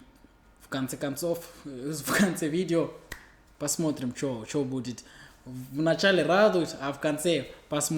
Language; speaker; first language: Russian; non-native, learner; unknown